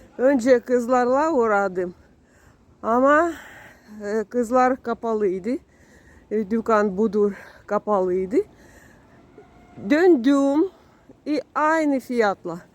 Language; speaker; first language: Turkish; non-native, learner; Russian